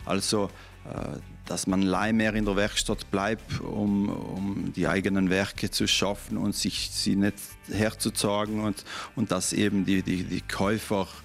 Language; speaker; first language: German; non-native, local second language; Ladin